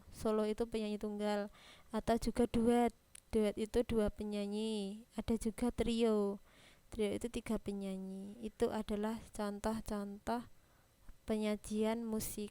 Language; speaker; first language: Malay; non-native, local second language; Javanese